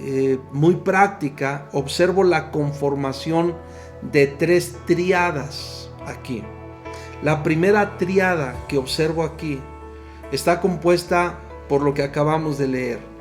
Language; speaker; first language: Spanish; native; Spanish